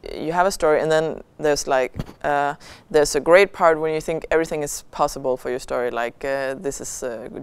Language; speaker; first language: English; non-native, fluent; Danish